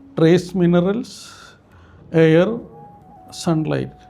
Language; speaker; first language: English; non-native, local second language; Malayalam